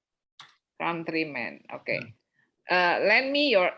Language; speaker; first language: English; non-native, learner; Indonesian